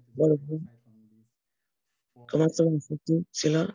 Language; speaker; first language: French; non-native, learner; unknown